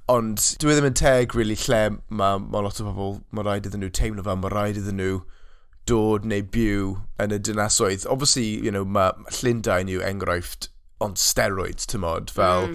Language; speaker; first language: Welsh; non-native, local second language; English